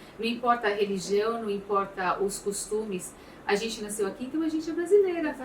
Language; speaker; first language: Portuguese; early bilingual, other home language; Arabic